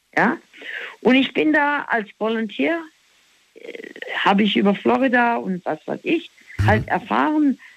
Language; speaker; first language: German; native; German